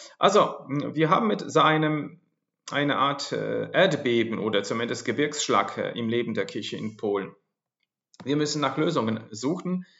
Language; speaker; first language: German; non-native, fluent; Polish